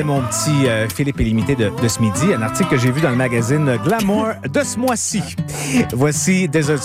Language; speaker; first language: French; native; French